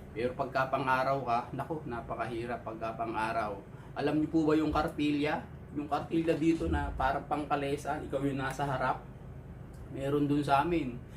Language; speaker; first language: Filipino; native; Filipino